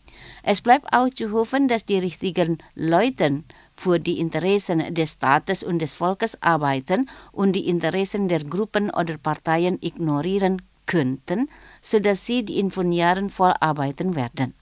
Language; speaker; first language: German; non-native, fluent; Indonesian